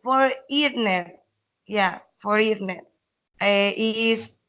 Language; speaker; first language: English; non-native, learner; Spanish